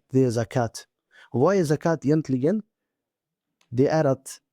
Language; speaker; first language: Swedish; non-native, fluent; Urdu